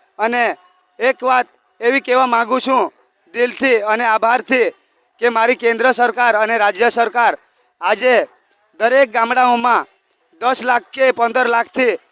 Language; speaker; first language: Gujarati; non-native, local second language; Kukna